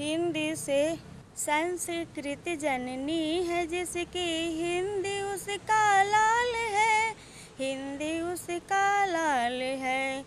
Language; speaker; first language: Hindi; native; Hindi